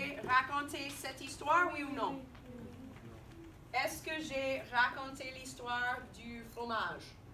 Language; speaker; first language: French; non-native, fluent; English